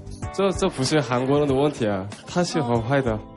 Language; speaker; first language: Chinese; non-native, fluent; Korean